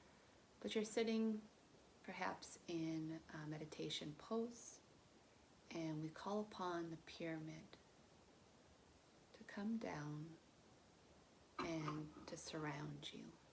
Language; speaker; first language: English; native; English